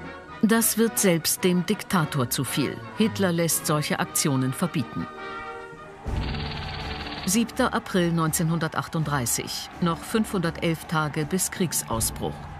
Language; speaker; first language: German; native; German